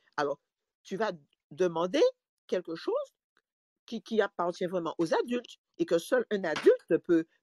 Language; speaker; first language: French; native; French